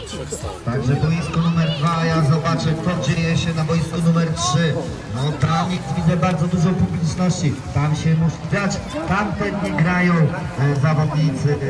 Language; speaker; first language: Polish; native; Polish